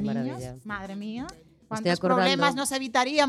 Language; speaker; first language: Spanish; native; Spanish